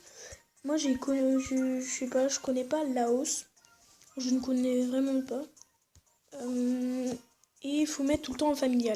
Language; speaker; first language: French; native; French